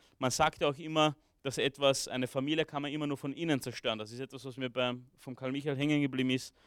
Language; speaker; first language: German; early bilingual, other home language; Romanian